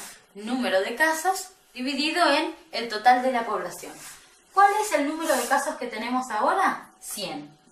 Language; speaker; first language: Spanish; native; Spanish